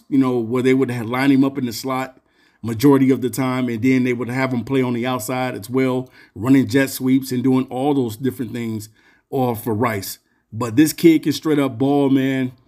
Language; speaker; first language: English; native; English